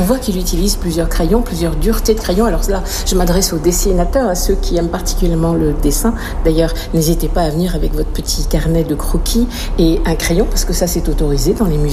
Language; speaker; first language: French; native; French